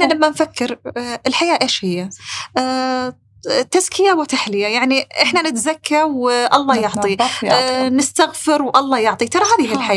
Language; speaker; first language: Arabic; native; Arabic